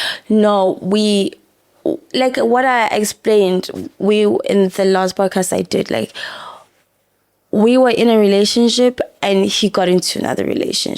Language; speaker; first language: English; non-native, local second language; Zulu